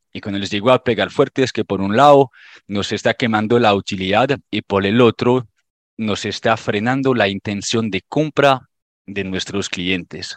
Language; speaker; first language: Spanish; non-native, fluent; French